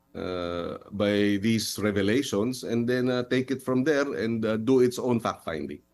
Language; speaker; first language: English; non-native, local second language; Filipino